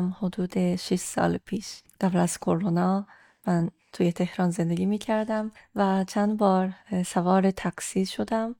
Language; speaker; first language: Persian; non-native, fluent; Japanese